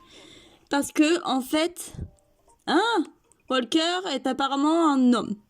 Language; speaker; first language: French; native; French